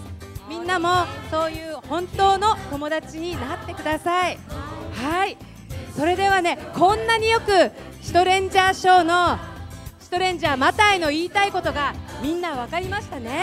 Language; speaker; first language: Japanese; native; Japanese